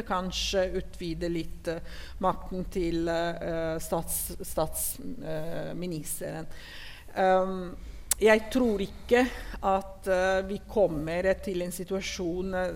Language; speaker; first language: Norwegian; non-native, fluent; Italian